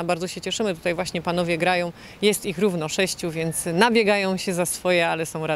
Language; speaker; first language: Polish; native; Polish